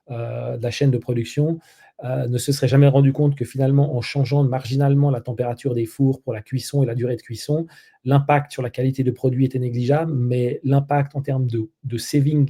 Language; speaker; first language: French; native; French